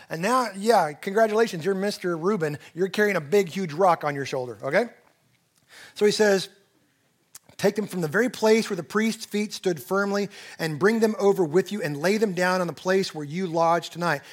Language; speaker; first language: English; native; English